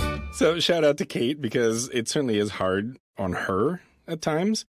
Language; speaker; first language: English; native; English